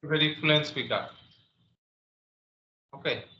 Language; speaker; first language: English; non-native, local second language; Santali